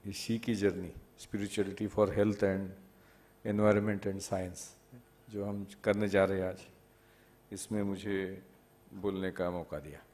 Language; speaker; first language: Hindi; non-native, local second language; Marathi